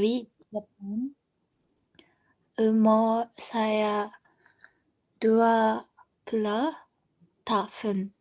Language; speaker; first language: Indonesian; non-native, learner; Japanese